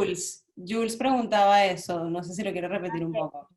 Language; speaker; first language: Spanish; native; Spanish